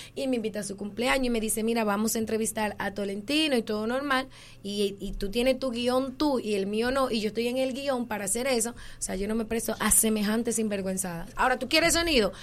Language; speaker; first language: Spanish; native; Spanish